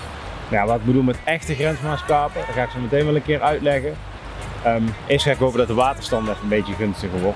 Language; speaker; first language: Dutch; native; Dutch